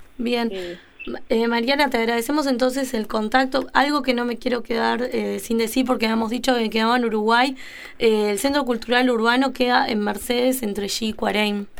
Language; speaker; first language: Spanish; native; Spanish